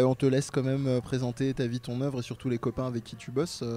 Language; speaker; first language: French; native; French